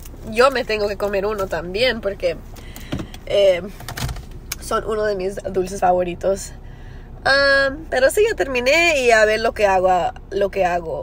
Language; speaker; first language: Spanish; early bilingual, heritage; Spanish